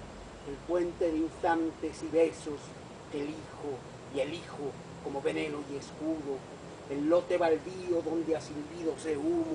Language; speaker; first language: Spanish; native; Spanish